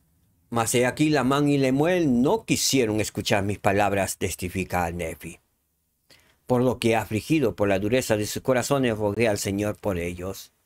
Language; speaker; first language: Spanish; native; Spanish